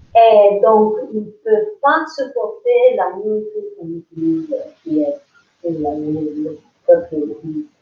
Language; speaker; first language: French; non-native, learner; English